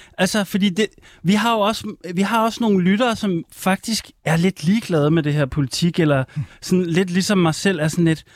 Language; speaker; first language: Danish; native; Danish